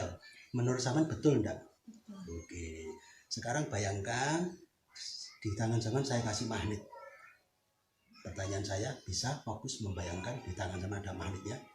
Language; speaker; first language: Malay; non-native, local second language; Javanese